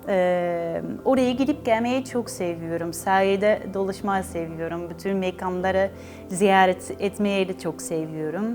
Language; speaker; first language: Turkish; non-native, learner; Dutch